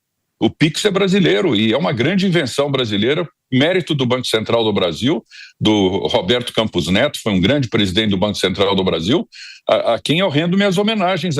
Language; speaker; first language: Portuguese; native; Portuguese